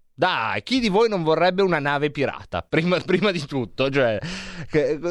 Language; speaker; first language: Italian; native; Italian